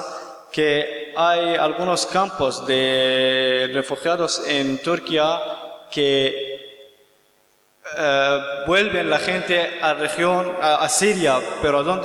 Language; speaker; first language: Spanish; non-native, learner; Kurdish